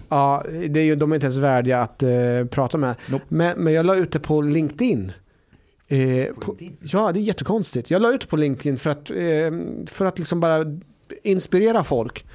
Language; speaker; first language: Swedish; early bilingual, other home language; Somali